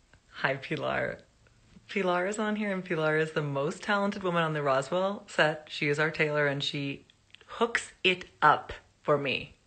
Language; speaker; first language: English; early bilingual, other home language; Spanish